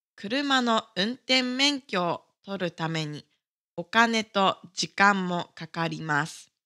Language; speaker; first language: Japanese; native; Japanese